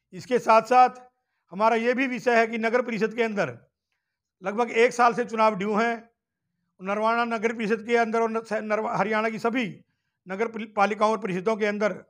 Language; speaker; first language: Hindi; native; Hindi